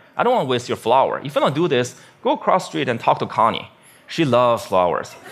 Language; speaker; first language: English; non-native, fluent; Chinese